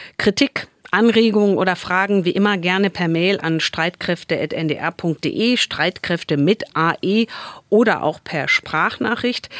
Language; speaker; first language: German; native; German